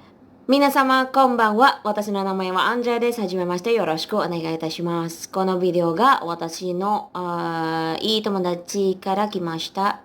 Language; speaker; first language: Japanese; non-native, learner; Indonesian